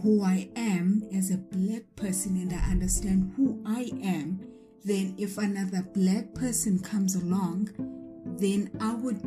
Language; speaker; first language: English; non-native, local second language; Xhosa